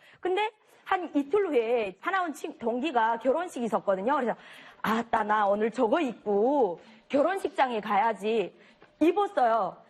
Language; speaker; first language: Korean; native; Korean